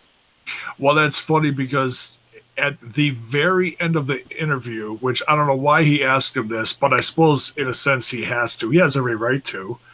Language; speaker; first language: English; native; English